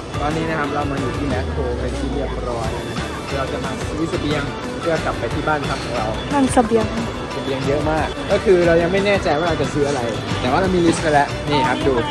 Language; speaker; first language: Thai; native; Thai